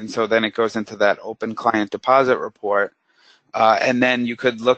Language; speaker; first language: English; native; English